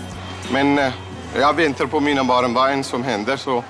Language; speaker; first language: Swedish; non-native, learner; Kurdish